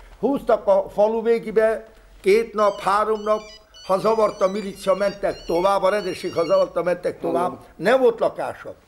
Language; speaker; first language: Hungarian; non-native, local second language; Romany